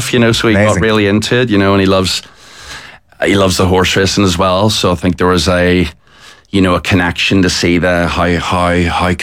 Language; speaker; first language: English; native; English